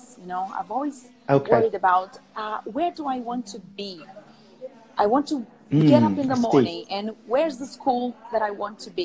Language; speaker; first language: English; non-native, fluent; Portuguese